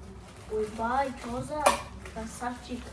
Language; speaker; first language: Russian; non-native, local second language; Kazakh